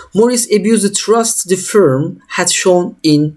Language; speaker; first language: English; non-native, fluent; Turkish